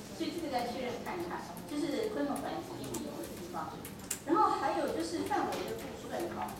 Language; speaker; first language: Chinese; native; Chinese